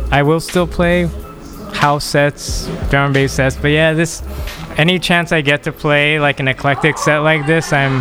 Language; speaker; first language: English; native; English